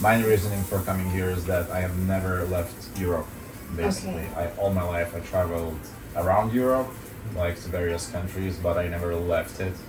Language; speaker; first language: English; non-native, fluent; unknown